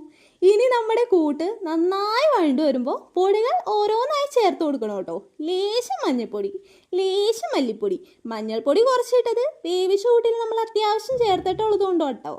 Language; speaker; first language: Malayalam; native; Malayalam